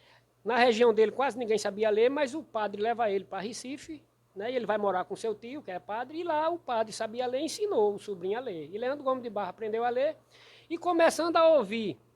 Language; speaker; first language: Portuguese; native; Portuguese